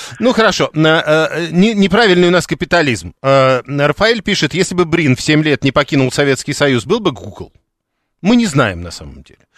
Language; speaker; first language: Russian; native; Russian